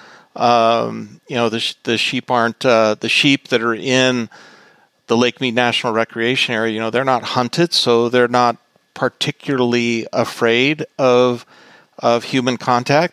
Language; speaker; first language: English; native; English